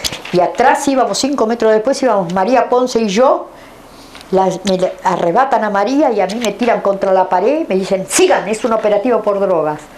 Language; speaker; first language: Spanish; native; Spanish